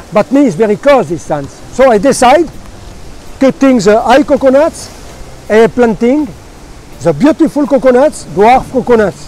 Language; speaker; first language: English; non-native, learner; French